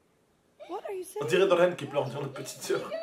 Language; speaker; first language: French; native; French